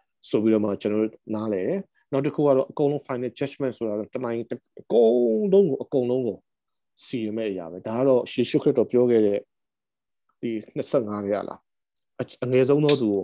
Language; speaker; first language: English; non-native, fluent; Burmese